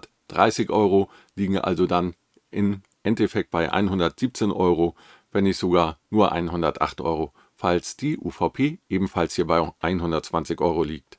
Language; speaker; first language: German; native; German